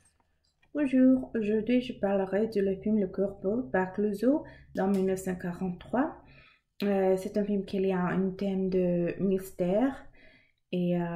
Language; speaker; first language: French; non-native, learner; English